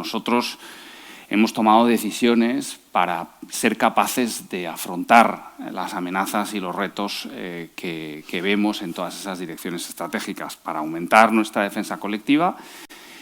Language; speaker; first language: Spanish; native; Spanish